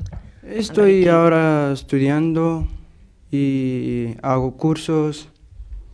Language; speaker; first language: Spanish; non-native, learner; Arabic